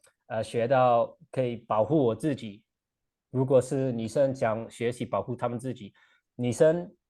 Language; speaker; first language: Chinese; non-native, fluent; English